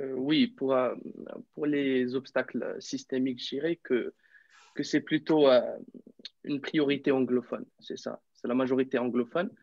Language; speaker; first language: French; non-native, local second language; Arabic